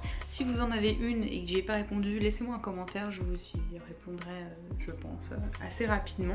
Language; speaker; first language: French; native; French